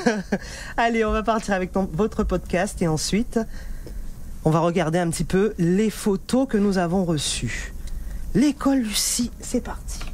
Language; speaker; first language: French; native; French